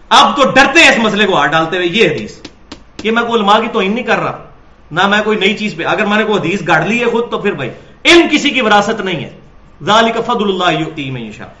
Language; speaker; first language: Urdu; non-native, local second language; Punjabi